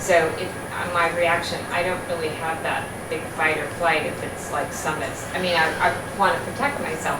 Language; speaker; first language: English; native; English